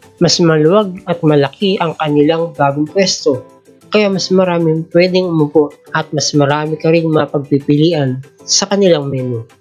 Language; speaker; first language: Filipino; native; Filipino